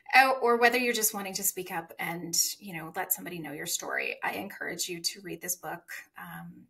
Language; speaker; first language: English; native; English